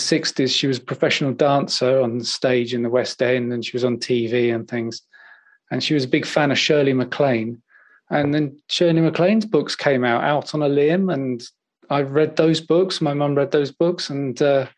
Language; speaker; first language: English; native; English